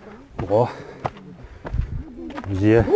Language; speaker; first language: Russian; non-native, learner; Arabic